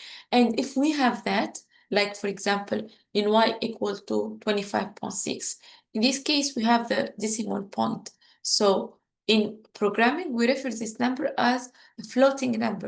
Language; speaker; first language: English; non-native, fluent; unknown